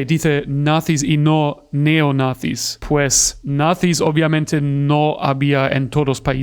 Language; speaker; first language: Spanish; non-native, fluent; German